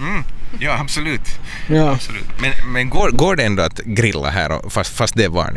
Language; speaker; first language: Swedish; native; Swedish